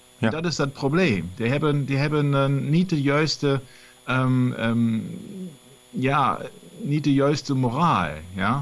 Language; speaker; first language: Dutch; non-native, learner; German